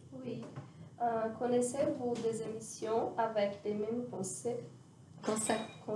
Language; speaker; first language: French; non-native, learner; Portuguese